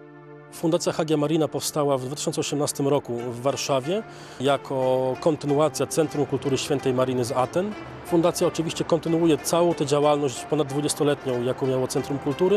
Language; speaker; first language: Polish; native; Polish